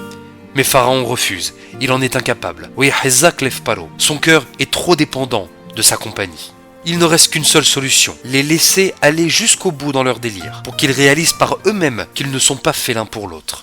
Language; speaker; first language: French; native; French